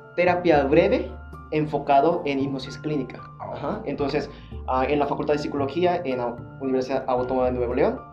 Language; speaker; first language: Spanish; non-native, fluent; Korean